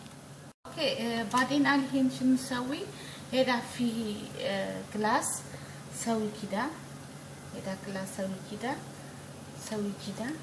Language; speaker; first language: Arabic; non-native, learner; Amharic